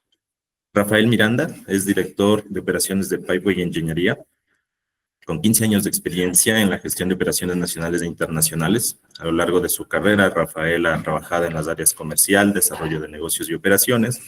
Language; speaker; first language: Spanish; native; Spanish